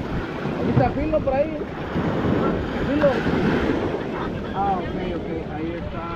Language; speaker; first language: Spanish; native; Spanish